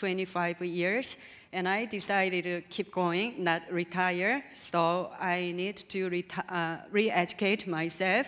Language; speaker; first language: English; non-native, learner; Korean